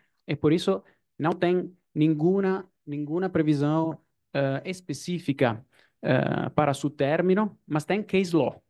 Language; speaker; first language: Portuguese; non-native, fluent; Italian